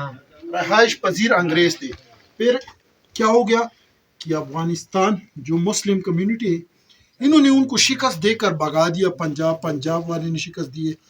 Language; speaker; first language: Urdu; non-native, local second language; Pashto